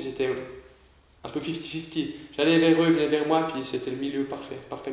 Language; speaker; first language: French; native; French